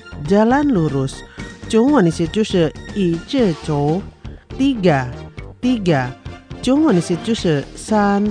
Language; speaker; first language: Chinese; non-native, fluent; Indonesian